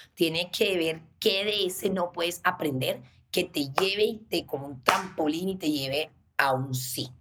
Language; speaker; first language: Spanish; native; Spanish